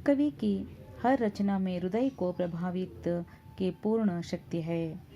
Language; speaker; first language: Hindi; non-native, local second language; Kannada